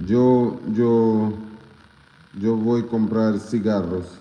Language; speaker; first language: Spanish; non-native, learner; Portuguese